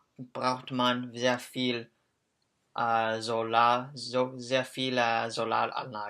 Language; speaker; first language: German; non-native, learner; English